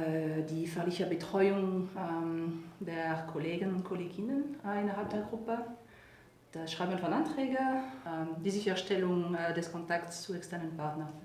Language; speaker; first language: German; non-native, fluent; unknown